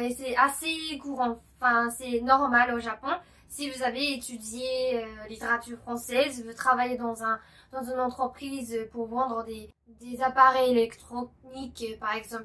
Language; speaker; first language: French; non-native, fluent; Japanese